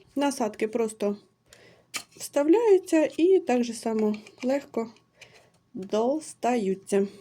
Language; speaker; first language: Ukrainian; non-native, local second language; Russian